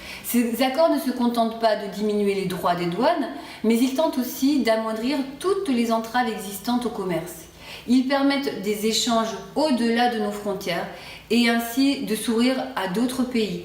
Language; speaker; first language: French; native; French